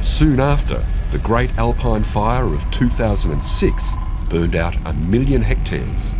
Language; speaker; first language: English; native; English